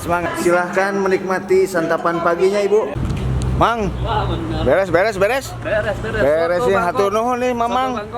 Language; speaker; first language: Indonesian; native; Indonesian